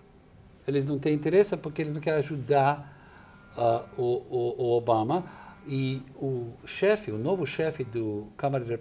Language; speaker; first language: Portuguese; non-native, fluent; English